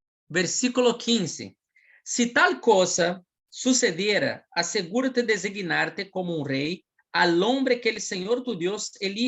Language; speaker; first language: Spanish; non-native, fluent; Portuguese